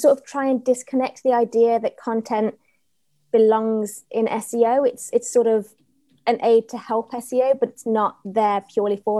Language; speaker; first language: English; native; English